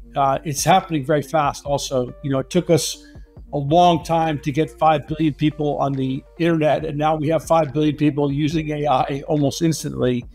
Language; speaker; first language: English; native; English